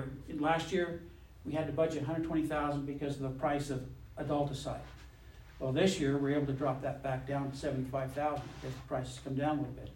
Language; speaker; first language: English; native; English